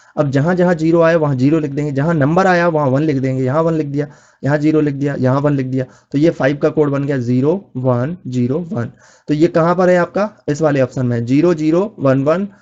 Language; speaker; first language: Hindi; native; Hindi